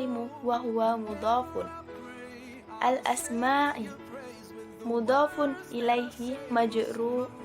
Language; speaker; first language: Arabic; non-native, learner; Indonesian